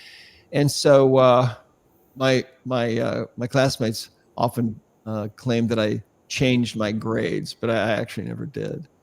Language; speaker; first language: English; native; English